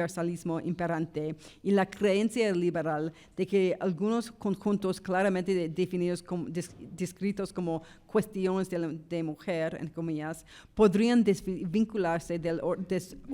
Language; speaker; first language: Spanish; non-native, fluent; English